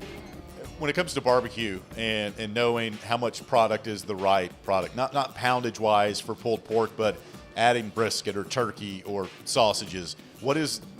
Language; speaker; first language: English; native; English